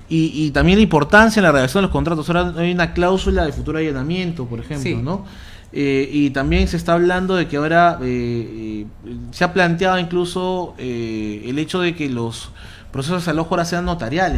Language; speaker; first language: Spanish; native; Spanish